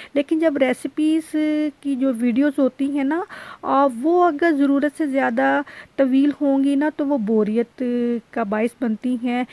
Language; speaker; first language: Urdu; native; Urdu